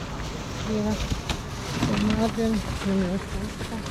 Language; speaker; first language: Spanish; non-native, learner; Filipino